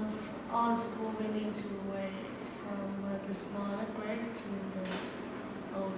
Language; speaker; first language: English; non-native, learner; Vietnamese